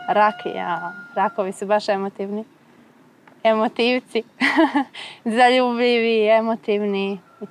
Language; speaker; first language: Serbian; native; Serbian